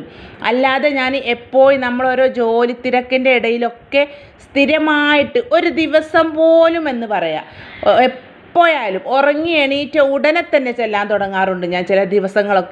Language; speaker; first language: Malayalam; native; Malayalam